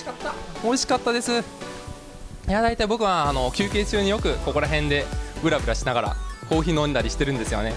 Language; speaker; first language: Japanese; early bilingual, heritage; Japanese